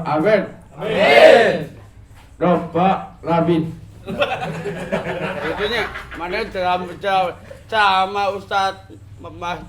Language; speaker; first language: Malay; non-native, local second language; Sundanese